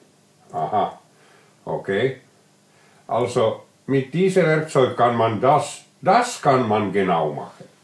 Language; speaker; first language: German; non-native, learner; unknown